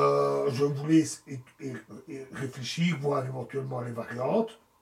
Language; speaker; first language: French; native; French